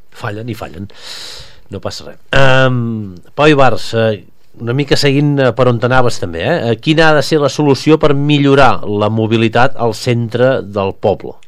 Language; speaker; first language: Catalan; native; Catalan